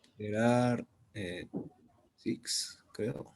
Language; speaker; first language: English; non-native, learner; Spanish